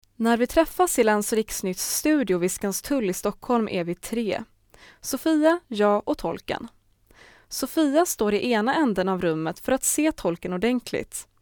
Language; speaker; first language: Swedish; native; Swedish